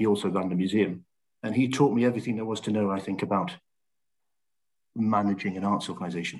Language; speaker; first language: English; native; English